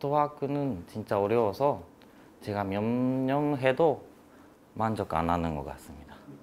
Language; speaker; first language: Korean; non-native, learner; Japanese